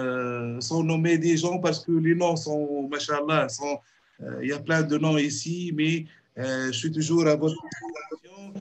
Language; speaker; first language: French; non-native, local second language; Arabic